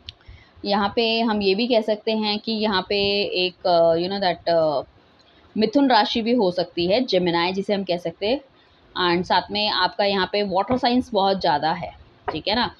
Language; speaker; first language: Hindi; native; Hindi